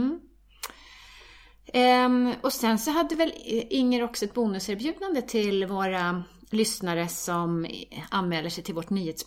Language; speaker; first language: Swedish; native; Swedish